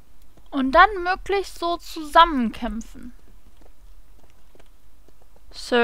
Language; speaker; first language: German; native; German